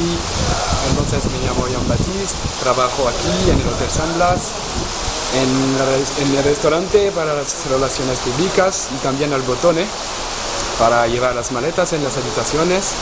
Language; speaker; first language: Spanish; non-native, learner; French